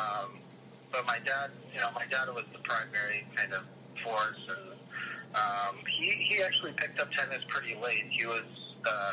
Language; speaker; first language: English; early bilingual, other home language; Russian